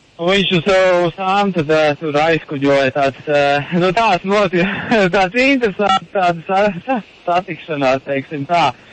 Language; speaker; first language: Latvian; native; Latvian